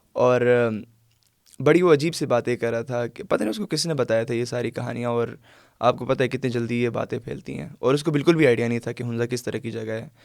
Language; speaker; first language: Urdu; non-native, local second language; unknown